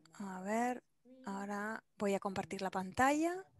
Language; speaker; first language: Spanish; non-native, fluent; Polish